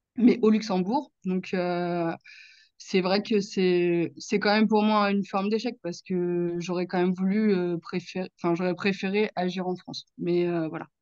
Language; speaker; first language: French; native; French